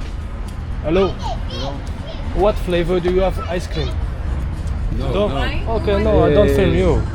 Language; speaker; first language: English; non-native, learner; French